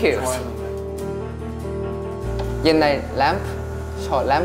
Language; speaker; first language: Korean; non-native, fluent; Thai